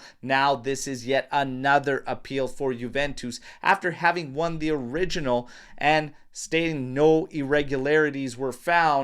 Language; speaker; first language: English; native; English